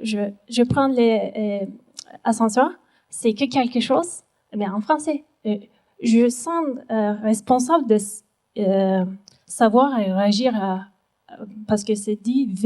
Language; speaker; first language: French; non-native, learner; Turkish